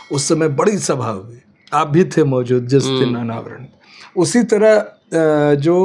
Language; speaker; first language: Hindi; native; Hindi